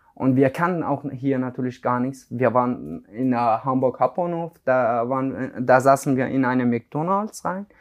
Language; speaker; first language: German; non-native, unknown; Persian